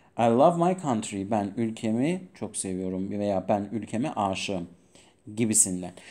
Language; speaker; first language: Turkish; non-native, fluent; Persian